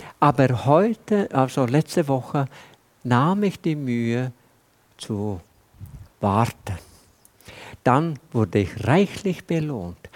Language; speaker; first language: German; non-native, fluent; Welsh